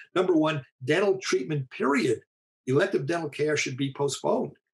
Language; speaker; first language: English; native; English